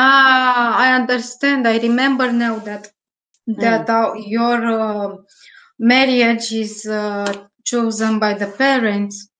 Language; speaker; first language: English; non-native, learner; Romanian